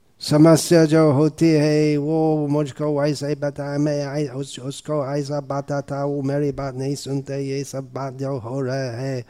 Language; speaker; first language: Hindi; non-native, fluent; English